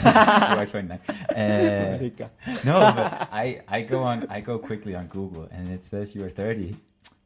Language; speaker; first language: English; non-native, fluent; Danish